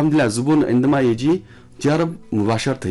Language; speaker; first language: Arabic; non-native, learner; Chinese